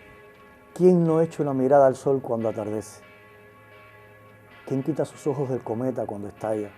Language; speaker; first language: Spanish; native; Spanish